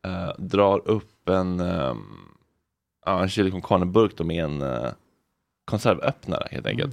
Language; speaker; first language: Swedish; native; Swedish